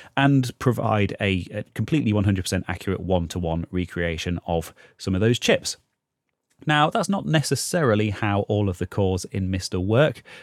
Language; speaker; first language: English; native; English